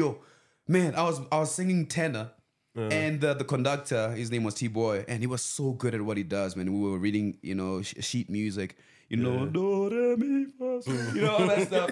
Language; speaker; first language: English; non-native, local second language; Venda